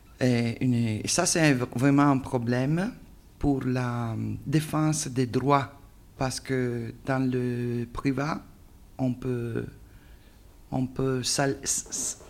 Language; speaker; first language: French; non-native, learner; Italian